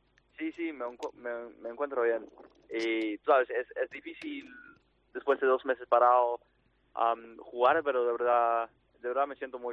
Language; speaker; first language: Spanish; non-native, fluent; English